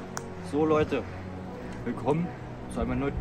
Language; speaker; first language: German; native; German